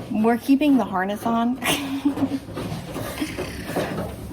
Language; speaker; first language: English; native; English